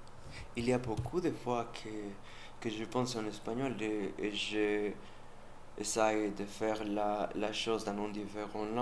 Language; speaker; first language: French; non-native, learner; Spanish